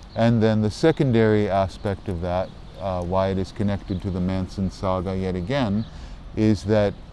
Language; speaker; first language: English; native; English